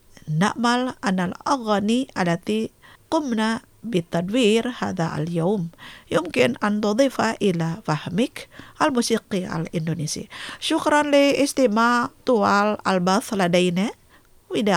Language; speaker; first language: Arabic; non-native, fluent; Indonesian